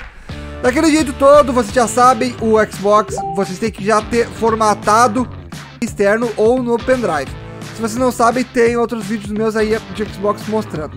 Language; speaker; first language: Portuguese; native; Portuguese